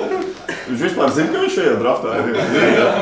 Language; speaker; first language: Latvian; native; Latvian